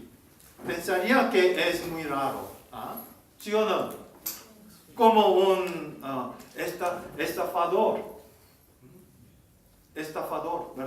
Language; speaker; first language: Spanish; non-native, learner; Korean